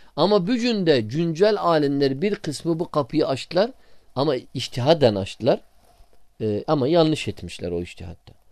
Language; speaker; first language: Turkish; non-native, fluent; Arabic